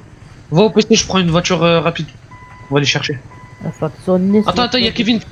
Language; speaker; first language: French; native; French